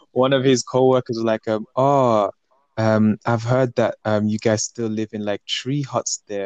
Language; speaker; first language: English; native; English